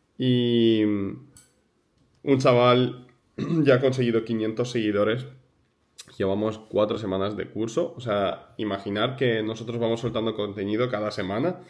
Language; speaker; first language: Spanish; early bilingual, other home language; Ukrainian